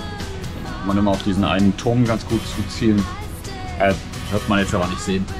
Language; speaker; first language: German; native; German